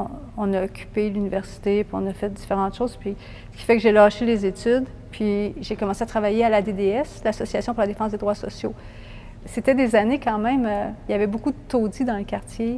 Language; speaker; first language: French; native; French